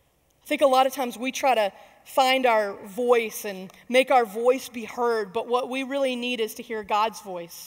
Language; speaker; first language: English; native; English